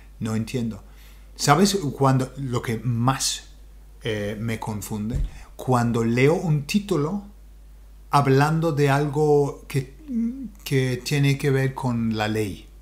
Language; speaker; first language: Spanish; non-native, fluent; English